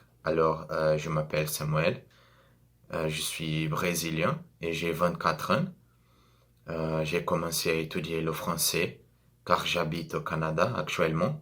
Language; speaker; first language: French; non-native, fluent; Portuguese